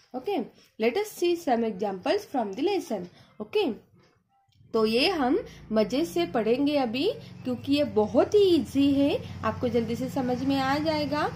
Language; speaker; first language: Hindi; non-native, local second language; Marathi